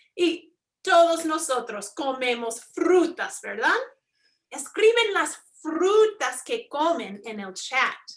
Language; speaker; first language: Spanish; non-native, fluent; English